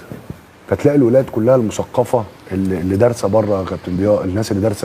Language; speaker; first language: Arabic; native; Arabic